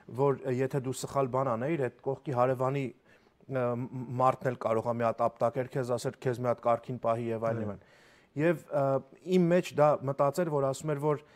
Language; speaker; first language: Armenian; native; Armenian